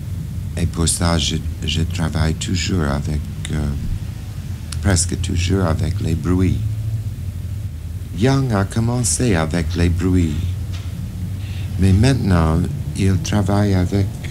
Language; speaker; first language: French; non-native, fluent; English